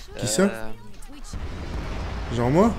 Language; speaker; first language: French; native; French